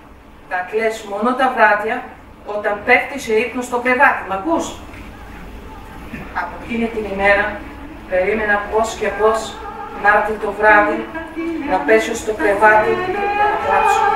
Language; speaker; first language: Greek; non-native, fluent; Bulgarian